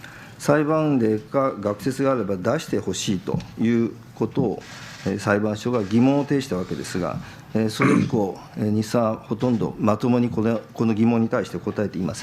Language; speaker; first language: Japanese; native; Japanese